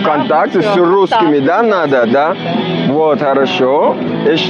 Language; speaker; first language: Russian; non-native, fluent; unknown